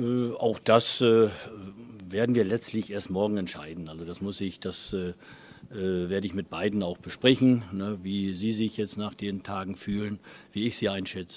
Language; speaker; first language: German; native; German